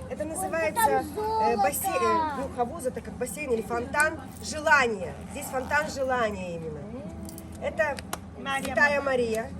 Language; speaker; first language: Russian; non-native, fluent; Turkish